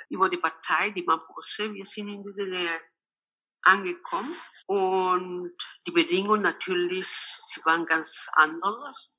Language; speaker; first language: German; non-native, local second language; Spanish